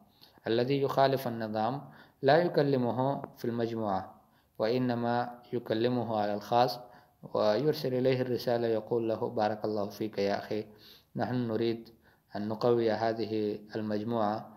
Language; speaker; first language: Arabic; non-native, fluent; Urdu